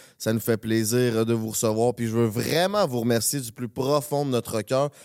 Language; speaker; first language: French; native; French